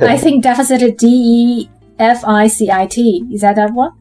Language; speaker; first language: English; non-native, fluent; Chinese